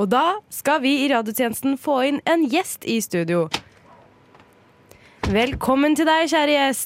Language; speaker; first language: Norwegian; native; Norwegian